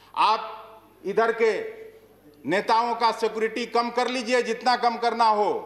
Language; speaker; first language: Hindi; native; Hindi